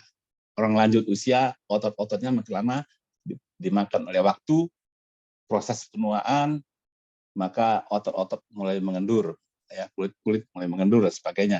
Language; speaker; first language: Malay; native; Malay